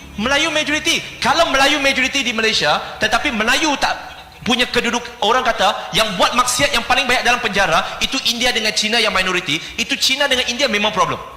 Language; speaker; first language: Malay; non-native, local second language; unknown